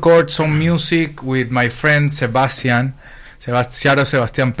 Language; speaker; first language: English; non-native, fluent; Spanish